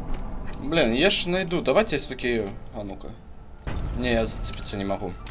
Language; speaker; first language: Russian; native; Russian